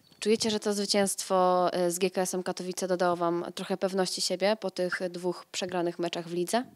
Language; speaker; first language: Polish; native; Polish